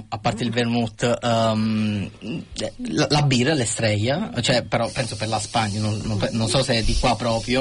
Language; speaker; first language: Italian; native; Italian